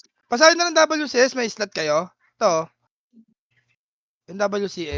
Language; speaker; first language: Filipino; native; Filipino